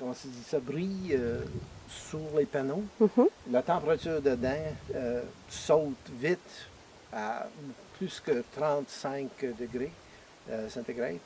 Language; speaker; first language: French; non-native, fluent; English